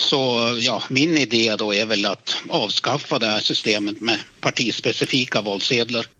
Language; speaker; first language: Swedish; native; Swedish